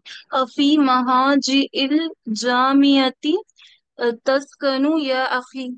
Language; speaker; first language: Arabic; non-native, learner; Urdu